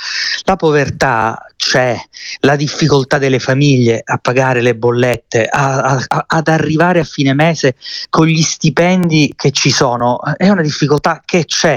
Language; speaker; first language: Italian; native; Italian